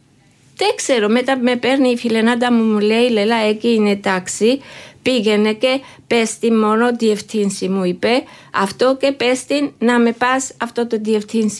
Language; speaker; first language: Greek; non-native, learner; Georgian